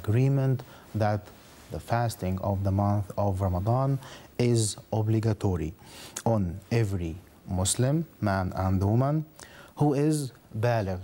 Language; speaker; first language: English; non-native, fluent; Arabic